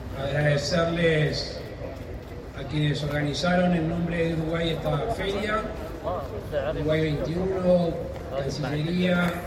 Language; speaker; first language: Spanish; native; Spanish